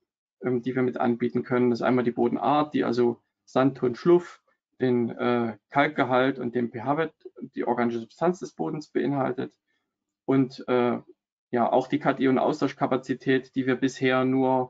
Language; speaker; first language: German; native; German